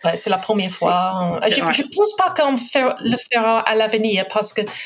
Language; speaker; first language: French; non-native, fluent; English